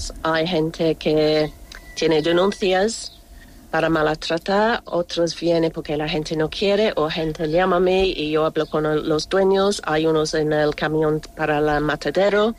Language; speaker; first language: Spanish; non-native, learner; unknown